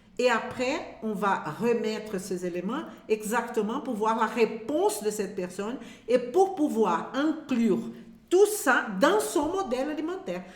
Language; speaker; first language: French; non-native, fluent; Portuguese